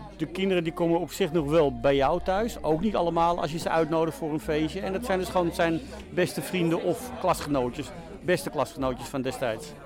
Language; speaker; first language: Dutch; native; Dutch